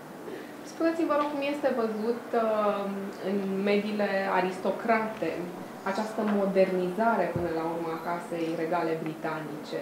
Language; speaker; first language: Romanian; native; Romanian